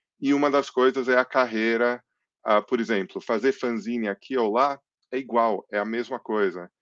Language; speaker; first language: Portuguese; early bilingual, other home language; English